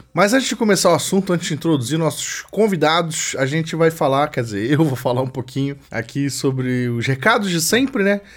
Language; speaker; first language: Portuguese; native; Portuguese